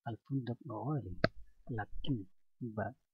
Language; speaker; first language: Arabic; non-native, learner; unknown